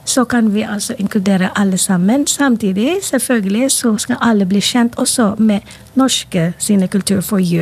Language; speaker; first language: Norwegian; non-native, fluent; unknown